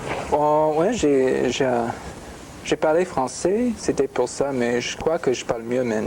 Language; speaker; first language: French; non-native, fluent; English